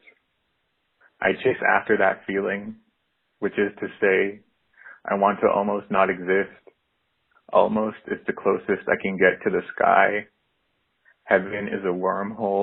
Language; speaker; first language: English; native; English